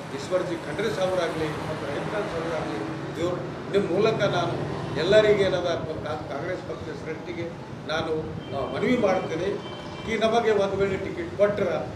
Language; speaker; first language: Kannada; non-native, local second language; Marathi